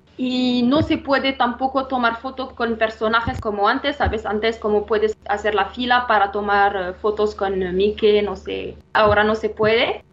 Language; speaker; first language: Spanish; non-native, fluent; Arabic